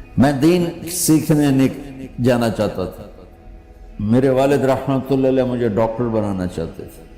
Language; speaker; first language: Urdu; non-native, local second language; Punjabi